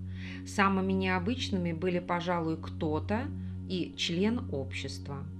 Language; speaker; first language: Russian; native; Russian